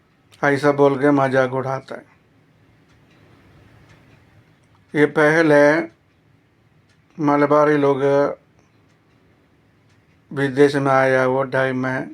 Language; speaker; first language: Hindi; non-native, local second language; Malayalam